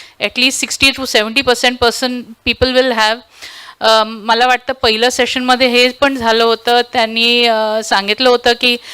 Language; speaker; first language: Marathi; non-native, local second language; Tulu